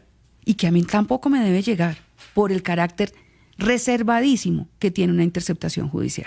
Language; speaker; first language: Spanish; native; Spanish